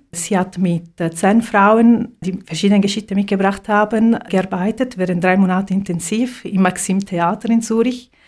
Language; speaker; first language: German; non-native, fluent; Italian